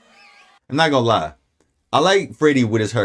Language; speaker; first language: English; native; English